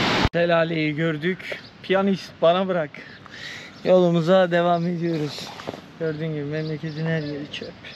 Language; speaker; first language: Turkish; native; Turkish